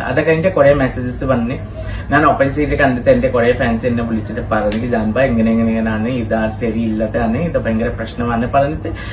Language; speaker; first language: Malayalam; non-native, learner; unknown